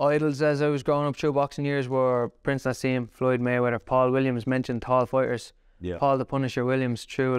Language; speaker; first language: English; native; English